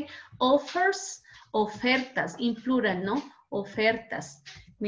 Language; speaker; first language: Spanish; native; Spanish